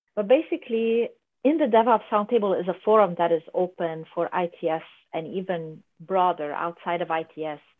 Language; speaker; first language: English; non-native, fluent; Arabic